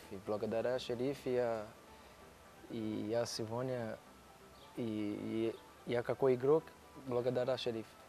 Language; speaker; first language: Russian; non-native, learner; Portuguese